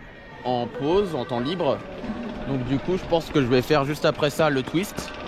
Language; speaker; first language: French; native; French